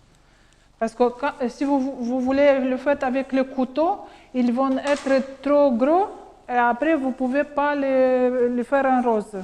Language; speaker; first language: French; non-native, learner; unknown